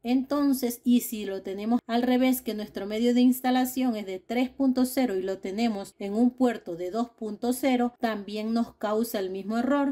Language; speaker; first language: Spanish; native; Spanish